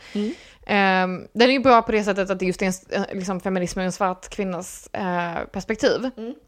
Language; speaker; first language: Swedish; native; Swedish